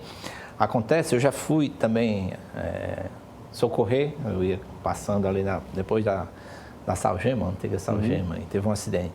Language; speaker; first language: Portuguese; native; Portuguese